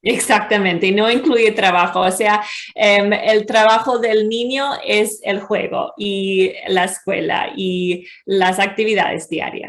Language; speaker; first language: Spanish; non-native, fluent; English